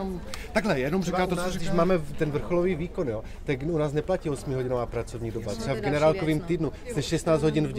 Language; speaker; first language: Czech; native; Czech